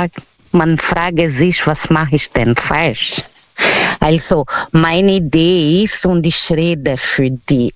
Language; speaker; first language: German; non-native, learner; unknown